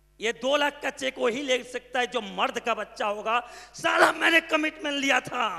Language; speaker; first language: Hindi; non-native, local second language; Bangla